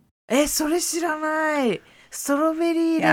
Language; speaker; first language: Japanese; native; Japanese